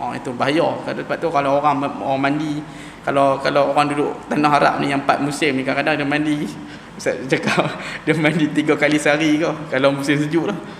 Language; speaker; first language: Malay; native; Malay